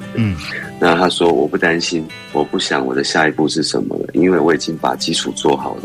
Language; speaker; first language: Chinese; native; Chinese